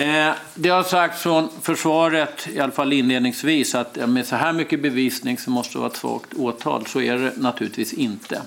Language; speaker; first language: Swedish; native; Swedish